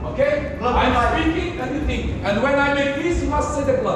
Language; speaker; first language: English; non-native, learner; Portuguese